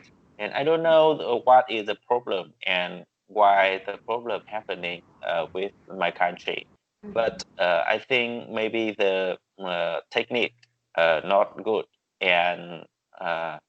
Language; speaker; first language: English; non-native, learner; Vietnamese